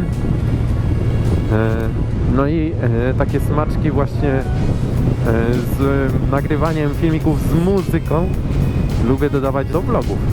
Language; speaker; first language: Polish; native; Polish